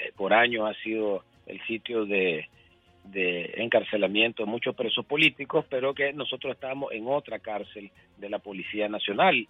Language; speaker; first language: Spanish; native; Spanish